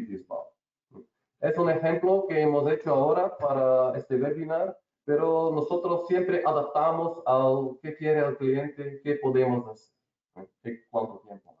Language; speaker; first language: Spanish; non-native, learner; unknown